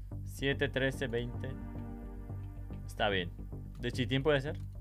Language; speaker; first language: Spanish; native; Spanish